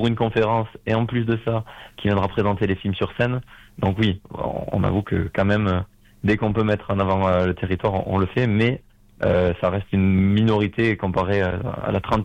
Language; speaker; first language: French; native; French